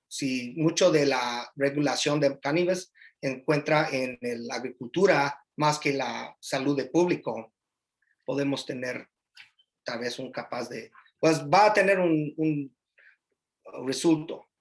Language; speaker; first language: Spanish; early bilingual, heritage; English